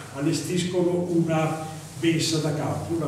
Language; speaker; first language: Italian; native; Italian